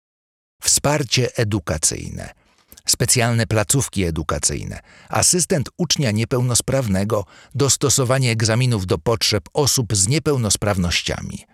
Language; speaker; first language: Polish; native; Polish